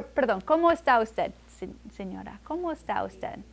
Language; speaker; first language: Spanish; non-native, fluent; English